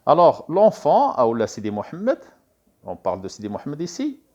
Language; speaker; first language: French; non-native, local second language; Arabic